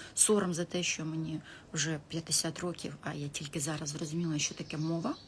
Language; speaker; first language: Ukrainian; non-native, local second language; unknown